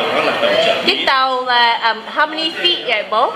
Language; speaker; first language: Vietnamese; early bilingual, heritage; English